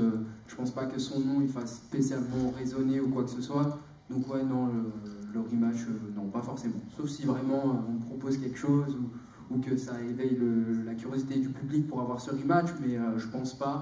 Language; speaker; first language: French; native; French